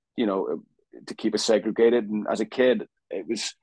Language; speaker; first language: English; native; English